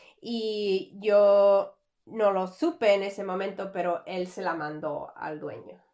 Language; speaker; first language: Spanish; early bilingual, heritage; English